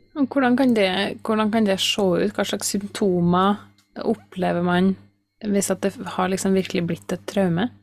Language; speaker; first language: Norwegian; native; Norwegian